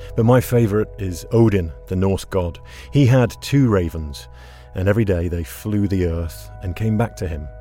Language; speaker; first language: English; native; English